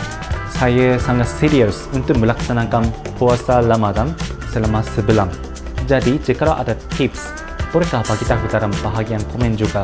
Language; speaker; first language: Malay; non-native, learner; Japanese